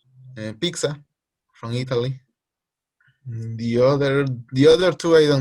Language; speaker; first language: English; non-native, learner; Spanish